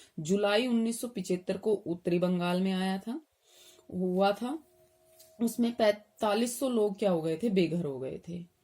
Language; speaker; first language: Hindi; native; Hindi